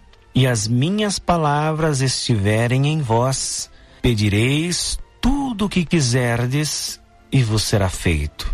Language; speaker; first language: Portuguese; native; Portuguese